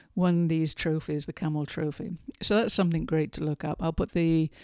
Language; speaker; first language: English; native; English